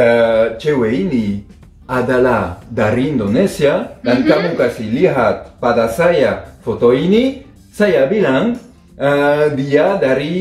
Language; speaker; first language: Indonesian; non-native, fluent; French